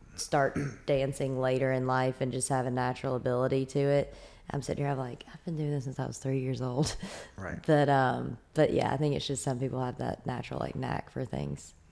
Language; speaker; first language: English; native; English